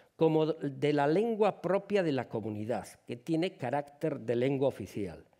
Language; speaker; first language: Spanish; non-native, local second language; Basque